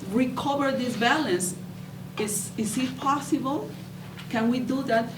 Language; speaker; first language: English; non-native, fluent; Spanish